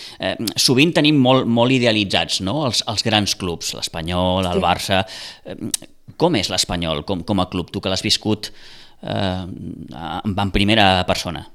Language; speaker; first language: Catalan; native; Catalan